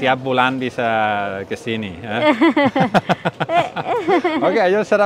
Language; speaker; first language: Indonesian; non-native, learner; Spanish